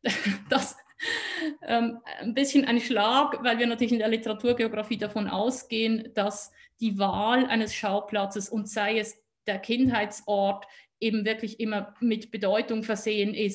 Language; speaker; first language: German; native; German